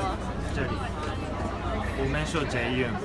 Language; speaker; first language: Chinese; non-native, learner; Japanese